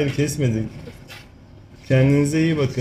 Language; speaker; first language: Turkish; native; Turkish